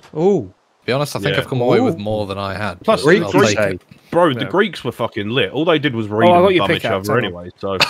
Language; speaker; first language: English; native; English